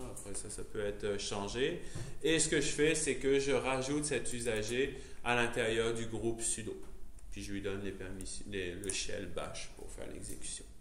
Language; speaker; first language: French; native; French